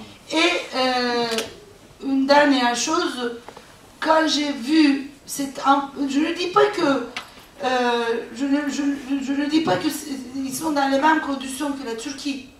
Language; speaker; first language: French; non-native, fluent; Turkish